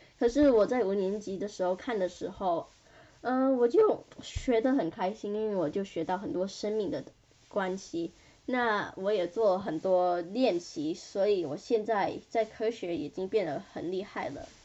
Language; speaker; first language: Chinese; early bilingual, heritage; Chinese